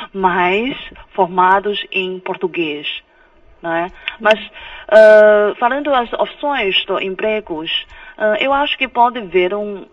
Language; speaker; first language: Portuguese; non-native, fluent; Chinese